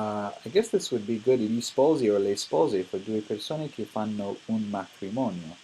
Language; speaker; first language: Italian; non-native, fluent; English